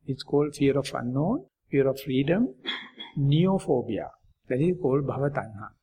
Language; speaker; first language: English; non-native, local second language; Sinhala